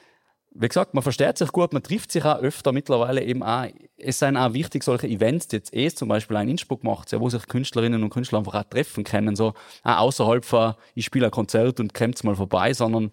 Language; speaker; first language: German; native; German